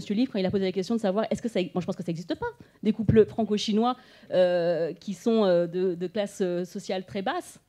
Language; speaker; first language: French; native; French